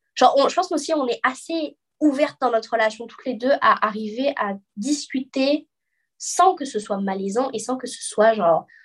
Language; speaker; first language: French; native; French